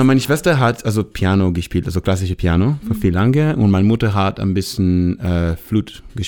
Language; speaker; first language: German; non-native, learner; Hebrew